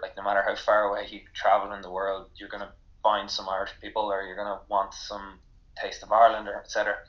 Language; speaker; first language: English; native; English